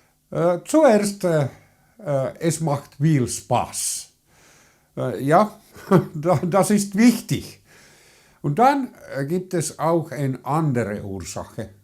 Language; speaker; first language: German; non-native, learner; Finnish